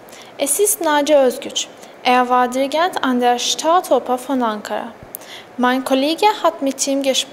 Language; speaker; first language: German; non-native, learner; Turkish